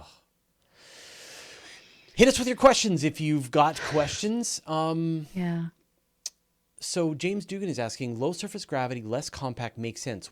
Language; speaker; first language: English; native; English